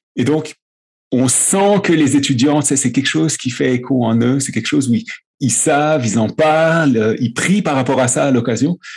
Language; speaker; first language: French; native; French